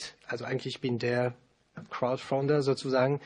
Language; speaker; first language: German; non-native, learner; French